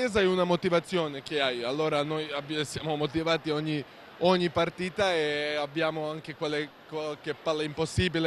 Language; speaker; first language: Italian; non-native, fluent; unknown